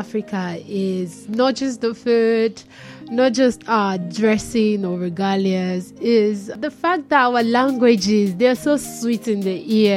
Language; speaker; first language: English; non-native, local second language; Yoruba